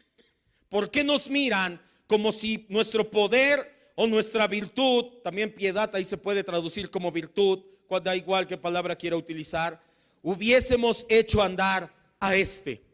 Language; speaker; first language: Spanish; native; Spanish